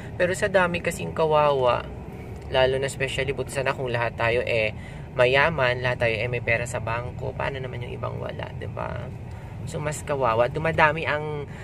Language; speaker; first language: Filipino; non-native, local second language; Hiligaynon